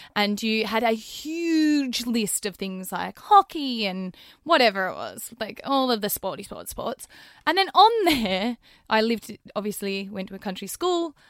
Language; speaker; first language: English; native; English